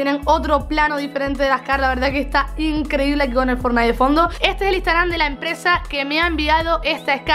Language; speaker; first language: Spanish; native; Spanish